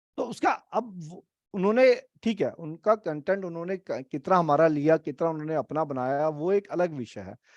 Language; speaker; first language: Hindi; native; Hindi